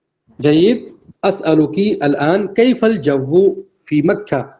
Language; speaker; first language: Arabic; non-native, fluent; Urdu